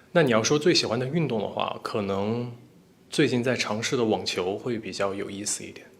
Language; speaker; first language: Chinese; native; Chinese